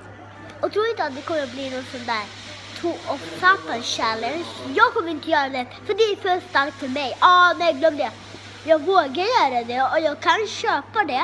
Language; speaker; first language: Swedish; early bilingual, other home language; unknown